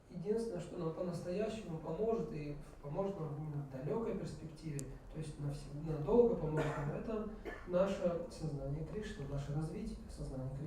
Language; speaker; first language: Russian; native; Russian